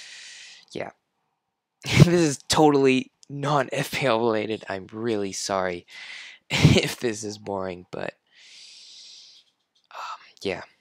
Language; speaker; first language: English; non-native, fluent; French